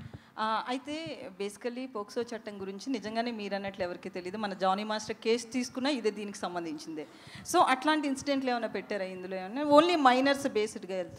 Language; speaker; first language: Telugu; native; Telugu